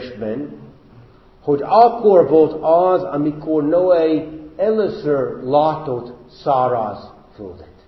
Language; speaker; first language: Hungarian; non-native, fluent; English